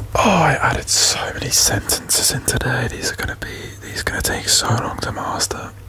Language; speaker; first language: English; native; English